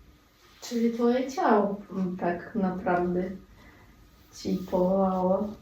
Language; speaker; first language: Polish; non-native, fluent; Russian